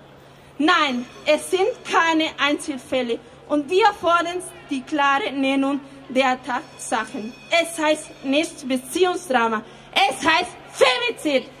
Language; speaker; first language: German; non-native, fluent; Spanish